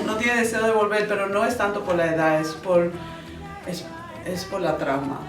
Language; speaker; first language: Spanish; early bilingual, other home language; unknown